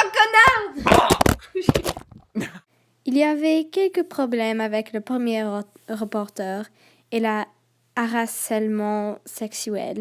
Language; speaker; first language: French; non-native, learner; English